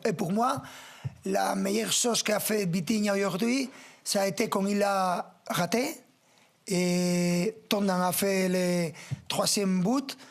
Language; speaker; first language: French; non-native, fluent; Spanish